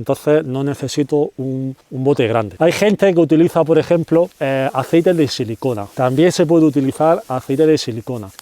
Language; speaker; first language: Spanish; native; Spanish